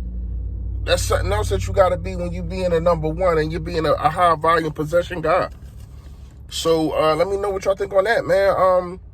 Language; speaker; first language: English; native; English